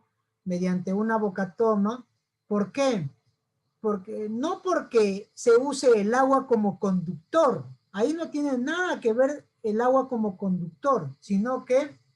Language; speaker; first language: Spanish; native; Spanish